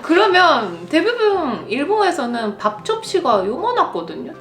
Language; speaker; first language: Korean; non-native, fluent; Japanese